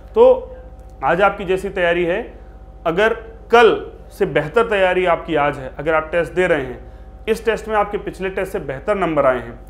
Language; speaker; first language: Hindi; native; Hindi